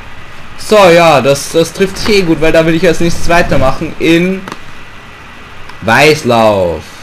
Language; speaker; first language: German; native; German